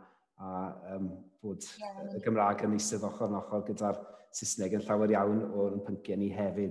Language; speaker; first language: Welsh; native; Welsh